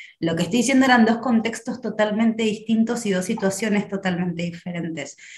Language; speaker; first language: Spanish; native; Spanish